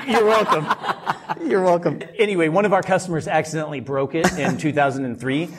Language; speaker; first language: English; native; English